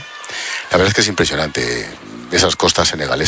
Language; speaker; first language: Spanish; native; Spanish